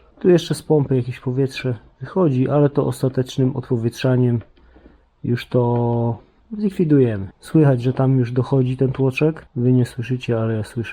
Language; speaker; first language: Polish; native; Polish